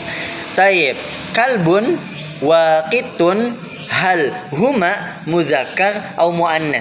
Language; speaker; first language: Arabic; non-native, fluent; Indonesian